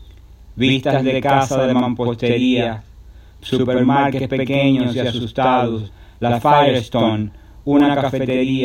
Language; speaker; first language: Spanish; native; Spanish